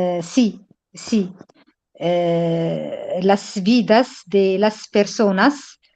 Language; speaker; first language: Spanish; non-native, learner; Arabic